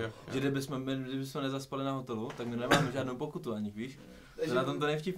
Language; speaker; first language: Czech; native; Czech